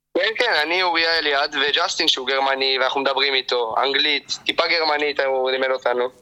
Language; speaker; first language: Hebrew; native; Hebrew